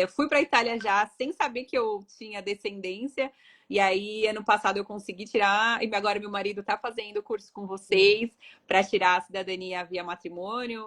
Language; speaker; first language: Portuguese; native; Portuguese